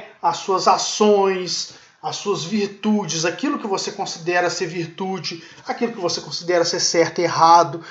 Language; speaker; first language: Portuguese; native; Portuguese